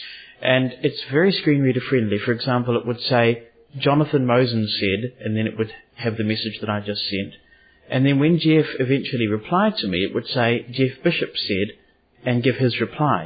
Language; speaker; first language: English; native; English